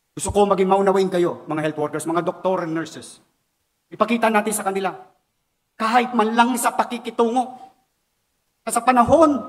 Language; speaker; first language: Filipino; native; Filipino